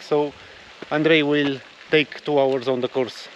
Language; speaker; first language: English; non-native, learner; Romanian